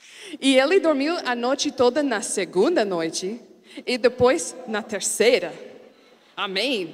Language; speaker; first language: Portuguese; non-native, learner; English